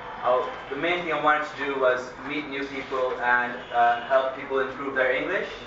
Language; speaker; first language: English; early bilingual, other home language; Hindi